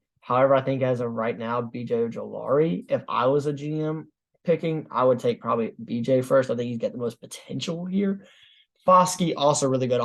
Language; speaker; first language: English; native; English